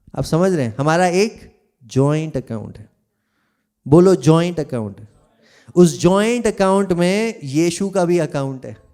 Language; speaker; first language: Hindi; non-native, local second language; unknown